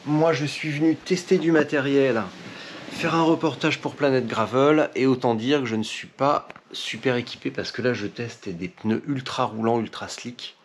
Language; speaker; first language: French; native; French